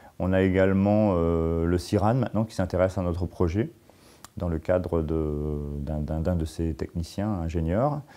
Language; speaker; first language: French; native; French